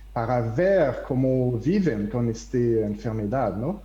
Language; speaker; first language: Spanish; non-native, learner; French